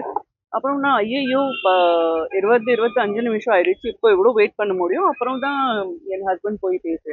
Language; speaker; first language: Tamil; non-native, local second language; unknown